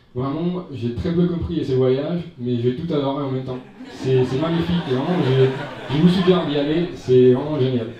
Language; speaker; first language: French; non-native, fluent; Spanish